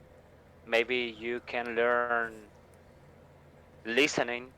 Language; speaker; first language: English; non-native, learner; Spanish